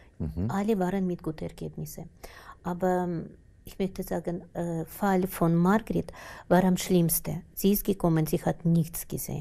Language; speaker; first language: German; non-native, learner; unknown